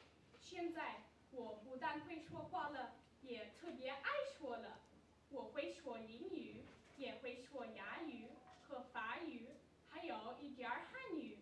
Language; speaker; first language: Chinese; non-native, learner; English